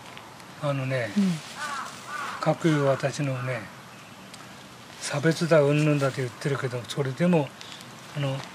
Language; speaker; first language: Japanese; native; Japanese